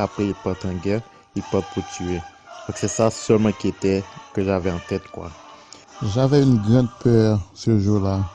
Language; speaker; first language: French; non-native, local second language; Haitian Creole